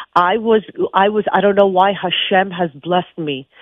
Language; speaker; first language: English; native; English